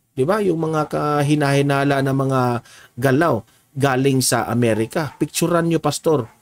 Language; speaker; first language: Filipino; native; Filipino